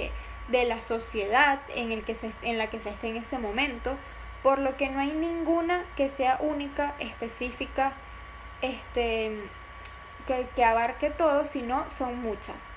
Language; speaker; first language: Spanish; native; Spanish